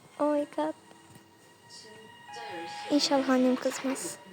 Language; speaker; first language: Turkish; native; Turkish